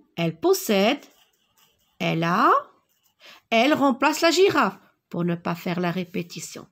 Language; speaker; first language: French; non-native, local second language; Arabic